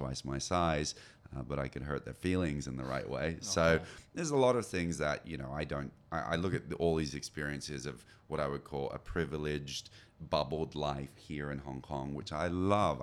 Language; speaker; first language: English; native; English